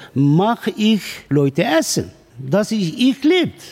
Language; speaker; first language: German; non-native, learner; Kurdish